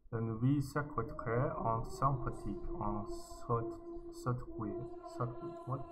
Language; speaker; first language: French; non-native, learner; Chinese